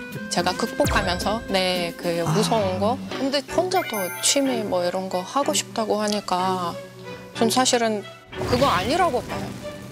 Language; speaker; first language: Korean; non-native, fluent; Russian